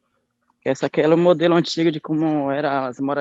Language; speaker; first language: Portuguese; native; Portuguese